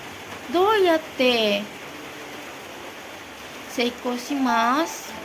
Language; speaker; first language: Japanese; non-native, learner; Indonesian